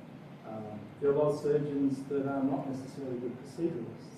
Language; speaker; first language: English; native; English